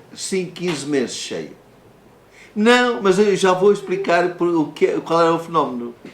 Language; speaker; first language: Portuguese; native; Portuguese